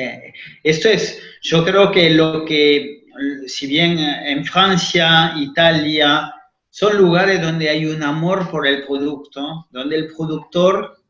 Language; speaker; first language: Spanish; non-native, fluent; French